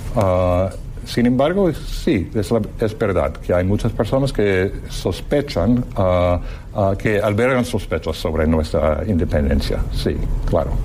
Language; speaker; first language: Spanish; non-native, fluent; English